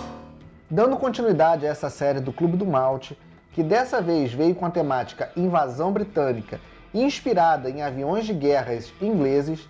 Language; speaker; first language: Portuguese; native; Portuguese